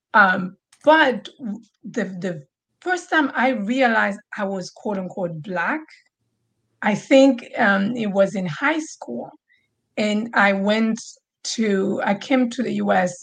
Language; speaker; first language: English; non-native, local second language; Swahili